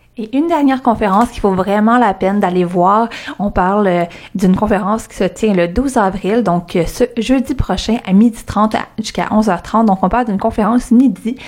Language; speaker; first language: French; early bilingual, other home language; Arabic